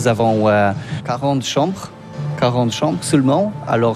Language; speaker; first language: French; non-native, learner; Polish